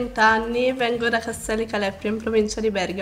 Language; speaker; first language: Italian; native; Italian